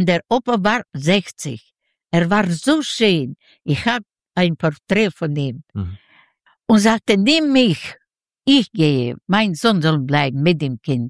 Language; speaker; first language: German; non-native, fluent; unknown